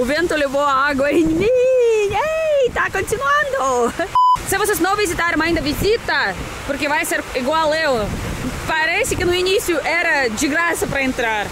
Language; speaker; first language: Portuguese; non-native, fluent; Russian